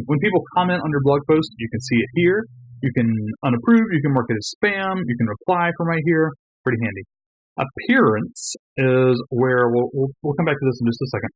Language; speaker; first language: English; native; English